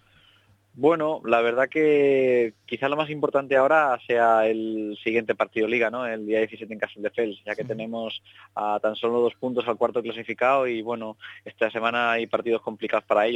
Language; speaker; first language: Spanish; native; Spanish